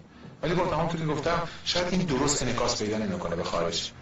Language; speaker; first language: Persian; native; Persian